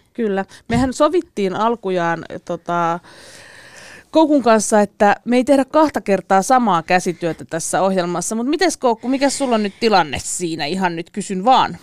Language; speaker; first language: Finnish; native; Finnish